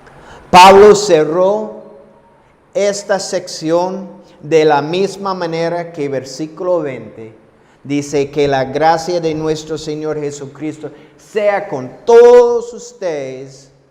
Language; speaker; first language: Spanish; non-native, fluent; English